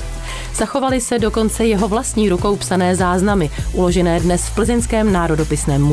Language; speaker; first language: Czech; native; Czech